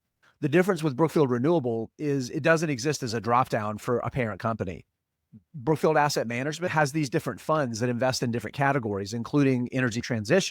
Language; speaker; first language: English; native; English